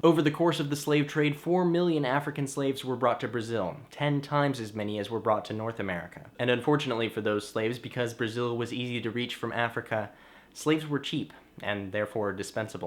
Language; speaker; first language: English; native; English